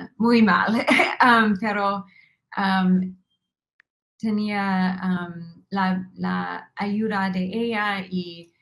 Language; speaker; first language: Spanish; non-native, fluent; English